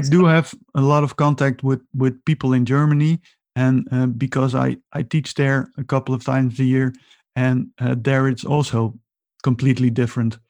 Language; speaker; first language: English; non-native, fluent; Dutch